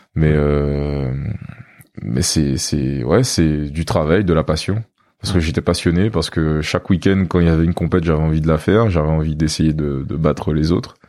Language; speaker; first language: French; native; French